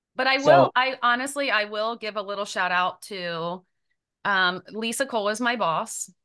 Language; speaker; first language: English; native; English